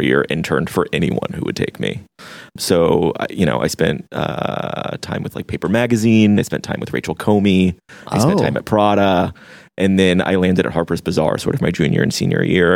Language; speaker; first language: English; native; English